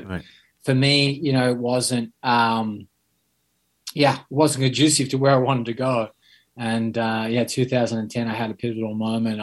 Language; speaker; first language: English; native; English